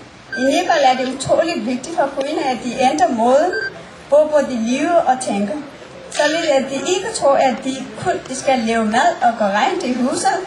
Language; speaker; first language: Danish; non-native, fluent; Nepali